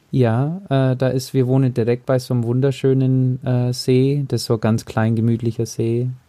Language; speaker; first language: German; early bilingual, heritage; German